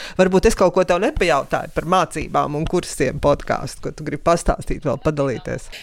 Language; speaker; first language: Latvian; native; Latvian